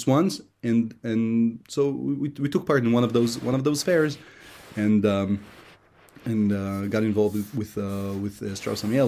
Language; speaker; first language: English; non-native, fluent; Hebrew